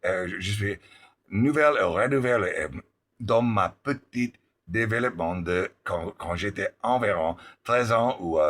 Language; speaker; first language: French; non-native, learner; English